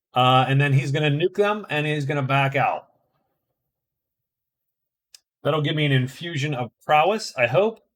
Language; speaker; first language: English; native; English